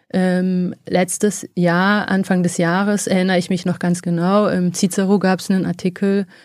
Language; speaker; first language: German; native; German